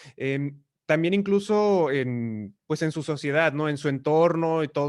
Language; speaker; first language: Spanish; native; Spanish